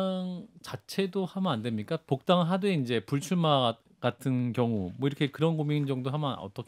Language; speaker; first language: Korean; native; Korean